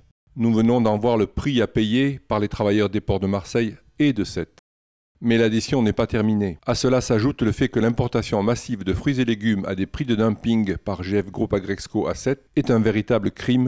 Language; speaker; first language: French; native; French